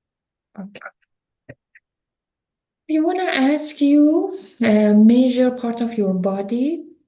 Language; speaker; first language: English; non-native, learner; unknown